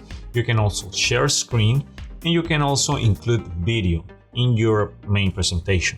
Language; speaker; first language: English; non-native, fluent; Spanish